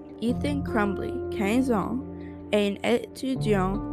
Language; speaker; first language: French; non-native, learner; English